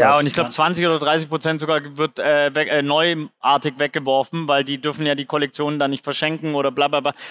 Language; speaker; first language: German; native; German